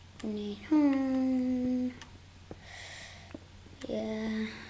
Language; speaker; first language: Welsh; non-native, local second language; English